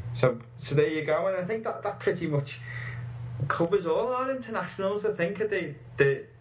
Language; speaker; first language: English; native; English